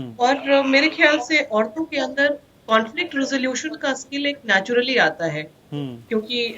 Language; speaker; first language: Hindi; native; Hindi